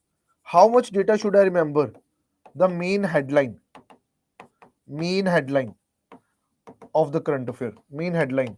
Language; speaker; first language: English; non-native, local second language; Hindi